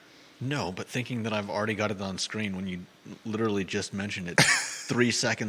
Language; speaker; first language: English; native; English